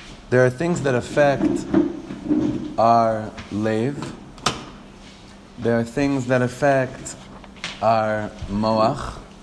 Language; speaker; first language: English; native; English